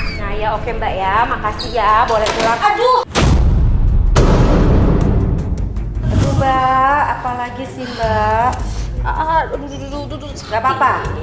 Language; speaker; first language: Indonesian; native; Indonesian